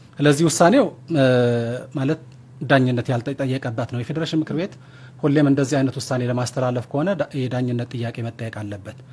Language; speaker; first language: Amharic; non-native, local second language; Tigrinya